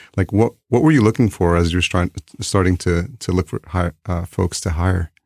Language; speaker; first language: English; early bilingual, other home language; Spanish